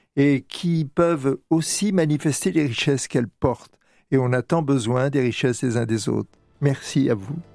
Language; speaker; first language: French; native; French